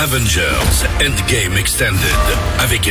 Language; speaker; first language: French; native; French